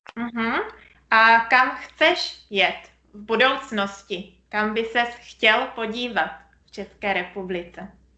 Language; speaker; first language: Czech; native; Czech